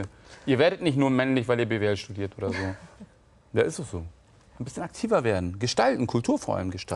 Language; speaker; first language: German; native; German